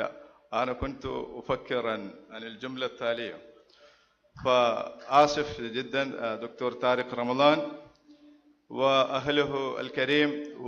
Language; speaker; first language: Arabic; non-native, fluent; Malayalam